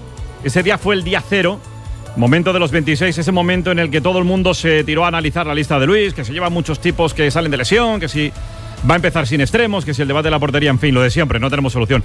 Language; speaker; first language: Spanish; native; Spanish